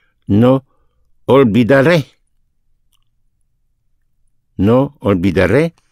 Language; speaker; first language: Spanish; non-native, fluent; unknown